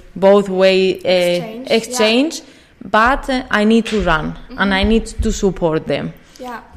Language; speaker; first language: English; non-native, fluent; Spanish